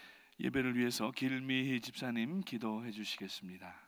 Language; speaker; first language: Korean; native; Korean